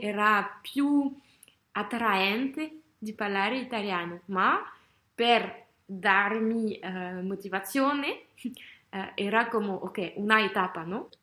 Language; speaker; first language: Italian; non-native, learner; French